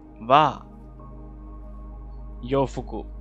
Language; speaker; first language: Japanese; non-native, fluent; Hindi